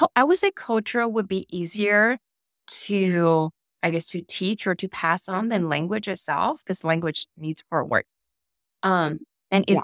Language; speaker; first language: English; non-native, fluent; Chinese